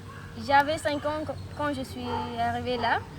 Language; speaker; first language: French; non-native, fluent; Tamil